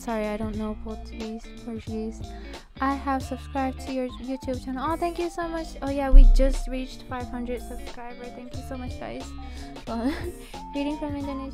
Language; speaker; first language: English; early bilingual, other home language; Japanese